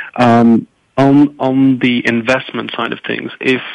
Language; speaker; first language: English; non-native, fluent; French